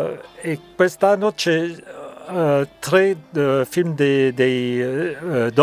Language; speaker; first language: Italian; non-native, learner; French